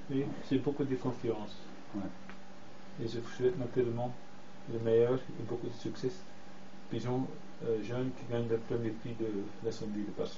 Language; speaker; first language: French; non-native, learner; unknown